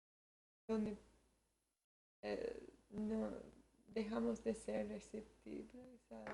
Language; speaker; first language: Spanish; early bilingual, heritage; Spanish